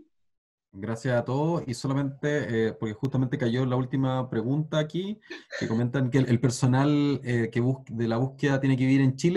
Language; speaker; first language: Spanish; native; Spanish